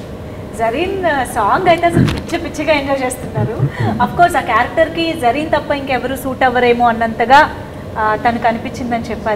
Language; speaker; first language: Telugu; native; Telugu